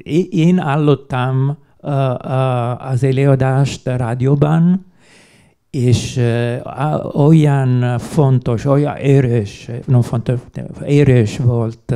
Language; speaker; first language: Hungarian; non-native, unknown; Italian